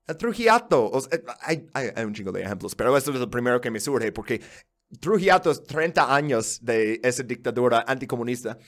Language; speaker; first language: Spanish; non-native, fluent; English